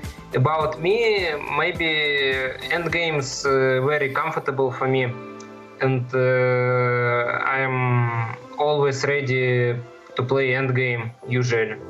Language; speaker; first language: English; non-native, learner; Russian